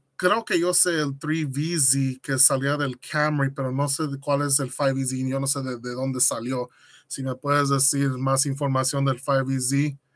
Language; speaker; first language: Spanish; early bilingual, other home language; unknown